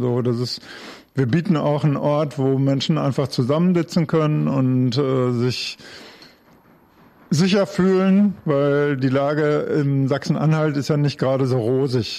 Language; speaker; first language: German; native; German